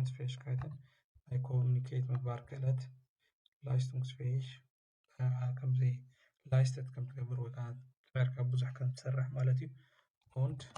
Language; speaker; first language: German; non-native, learner; Tigrinya